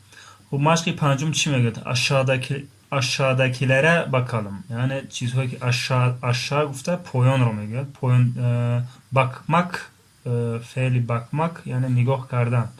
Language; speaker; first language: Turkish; non-native, fluent; Tajik